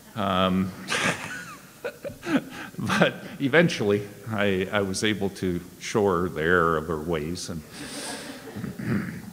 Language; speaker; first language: English; native; English